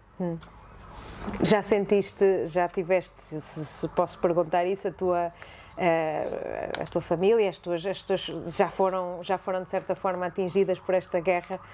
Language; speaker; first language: Portuguese; native; Portuguese